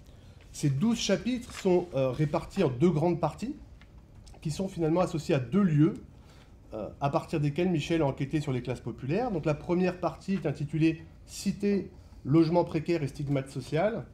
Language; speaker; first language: French; native; French